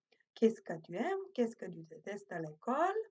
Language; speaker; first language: French; non-native, fluent; Macedonian